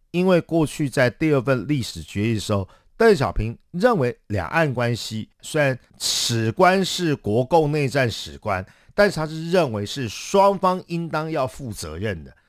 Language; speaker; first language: Chinese; native; Chinese